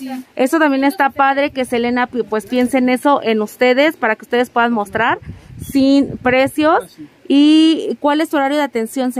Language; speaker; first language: Spanish; native; Spanish